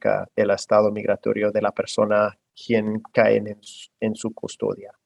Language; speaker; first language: Spanish; non-native, fluent; English